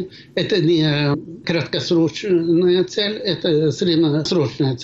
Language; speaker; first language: Russian; non-native, fluent; Swedish